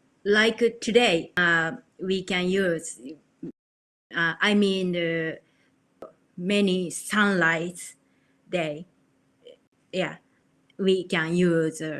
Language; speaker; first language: English; non-native, learner; Japanese